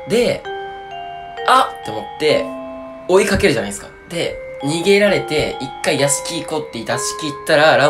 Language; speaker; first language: Japanese; native; Japanese